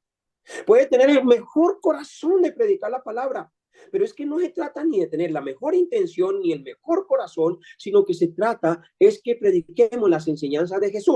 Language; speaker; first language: Spanish; native; Spanish